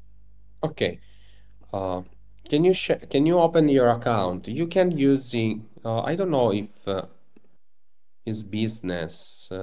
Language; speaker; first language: English; non-native, learner; Italian